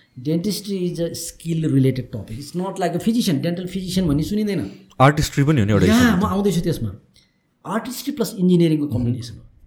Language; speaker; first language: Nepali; native; Nepali